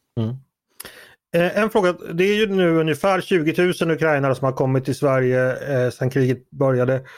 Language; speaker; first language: Swedish; native; Swedish